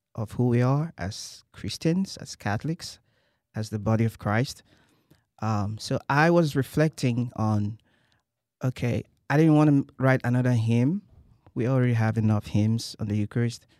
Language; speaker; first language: English; non-native, local second language; Igbo